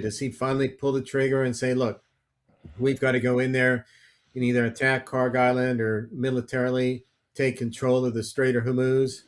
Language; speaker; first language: English; native; English